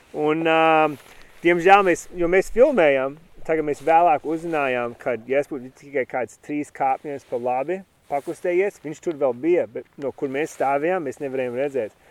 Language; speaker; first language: Latvian; early bilingual, heritage; Latvian